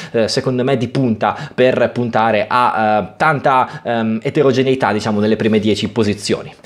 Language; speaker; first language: Italian; native; Italian